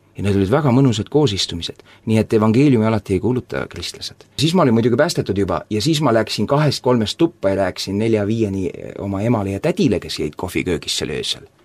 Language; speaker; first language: Estonian; native; Estonian